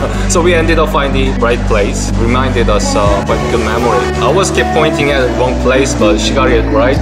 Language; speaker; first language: English; non-native, fluent; Korean